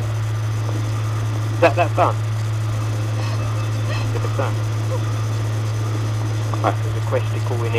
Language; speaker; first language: English; native; English